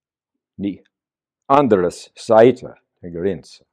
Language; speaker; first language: German; non-native, learner; English